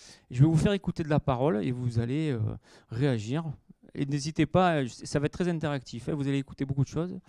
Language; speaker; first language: French; native; French